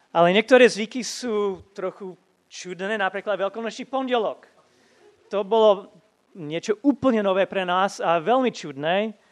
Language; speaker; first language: Slovak; non-native, fluent; English